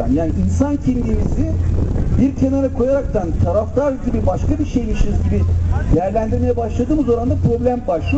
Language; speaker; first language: Turkish; native; Turkish